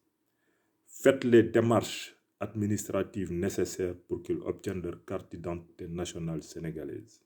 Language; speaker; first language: French; non-native, local second language; Wolof